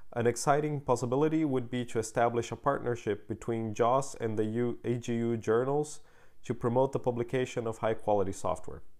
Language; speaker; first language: English; non-native, fluent; Portuguese